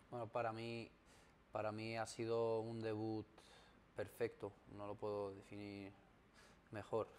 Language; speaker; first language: Spanish; early bilingual, other home language; Arabic